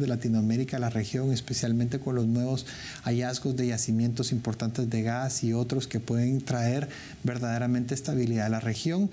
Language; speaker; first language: Spanish; native; Spanish